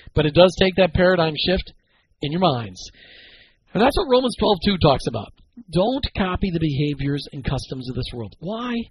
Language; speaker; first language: English; native; English